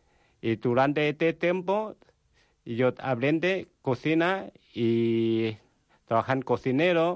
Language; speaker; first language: Spanish; non-native, learner; Vietnamese